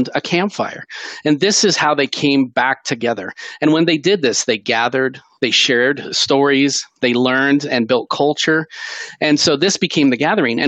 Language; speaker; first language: English; native; English